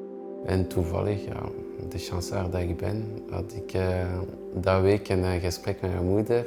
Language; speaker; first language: Dutch; non-native, local second language; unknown